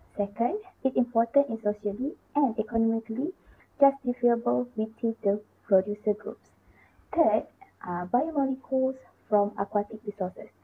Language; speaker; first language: English; non-native, local second language; Malay